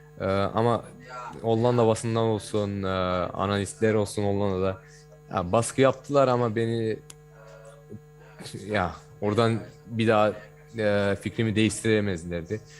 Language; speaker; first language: Turkish; early bilingual, heritage; Turkish